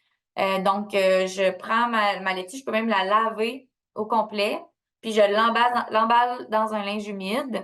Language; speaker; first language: French; native; French